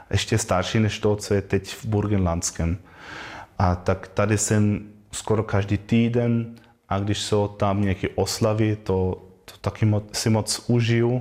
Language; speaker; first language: Czech; non-native, fluent; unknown